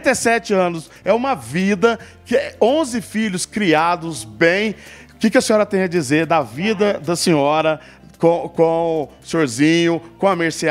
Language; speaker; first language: Portuguese; native; Portuguese